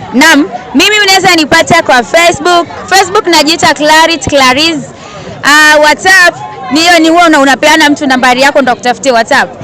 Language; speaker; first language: Swahili; non-native, local second language; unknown